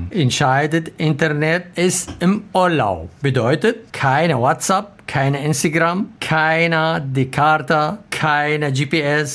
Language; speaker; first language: German; non-native, learner; Arabic